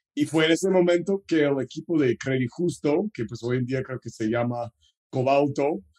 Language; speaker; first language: Spanish; non-native, fluent; English